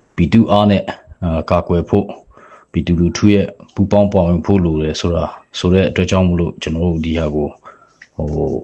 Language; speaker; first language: Burmese; non-native, local second language; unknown